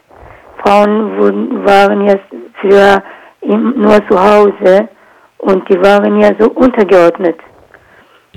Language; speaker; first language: German; non-native, learner; Kurdish